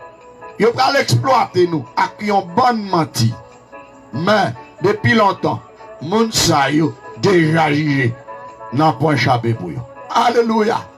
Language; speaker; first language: French; non-native, local second language; Haitian Creole